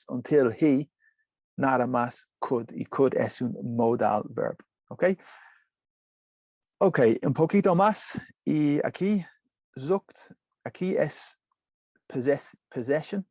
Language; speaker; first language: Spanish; non-native, learner; English